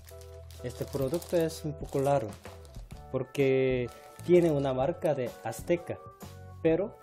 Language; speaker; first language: Spanish; non-native, fluent; Korean